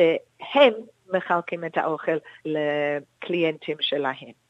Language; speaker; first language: Hebrew; non-native, fluent; English